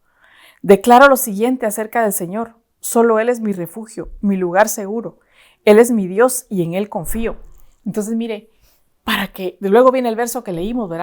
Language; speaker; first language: Spanish; native; Spanish